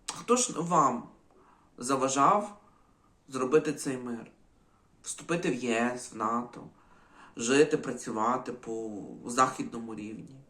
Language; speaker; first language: Ukrainian; native; Ukrainian